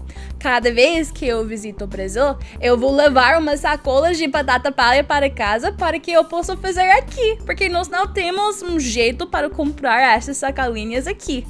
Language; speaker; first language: Portuguese; non-native, learner; English